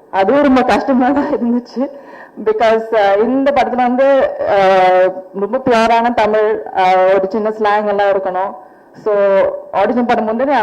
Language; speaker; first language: Tamil; non-native, fluent; Malayalam